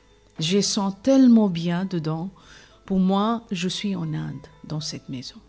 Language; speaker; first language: French; non-native, fluent; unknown